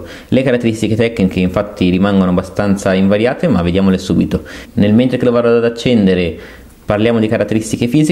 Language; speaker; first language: Italian; native; Italian